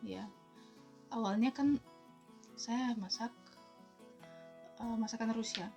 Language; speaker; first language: Indonesian; non-native, fluent; Russian